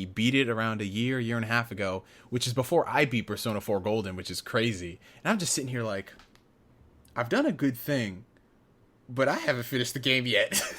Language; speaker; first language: English; native; English